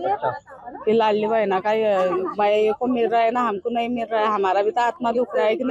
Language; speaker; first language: Hindi; native; Hindi